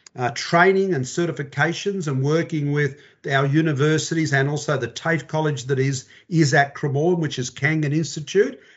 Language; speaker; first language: English; native; English